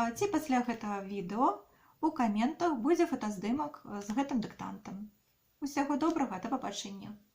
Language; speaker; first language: Belarusian; non-native, local second language; Russian